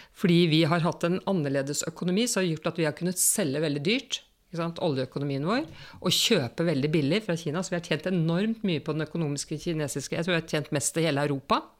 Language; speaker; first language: Norwegian; native; Norwegian